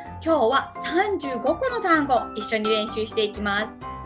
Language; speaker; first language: Japanese; native; Japanese